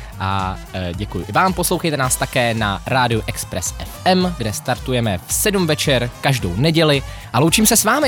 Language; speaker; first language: Czech; native; Czech